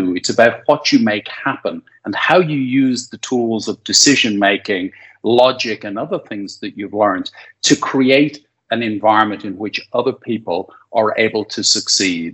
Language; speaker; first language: English; native; English